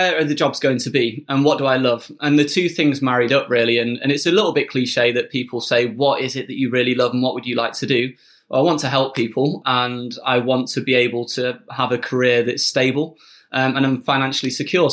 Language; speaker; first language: English; native; English